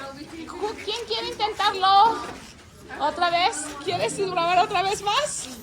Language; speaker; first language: Spanish; non-native, fluent; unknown